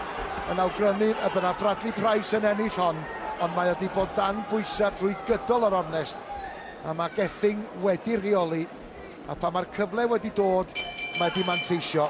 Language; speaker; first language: Welsh; native; Welsh